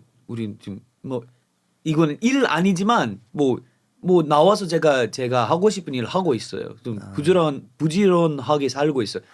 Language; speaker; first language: Korean; non-native, fluent; English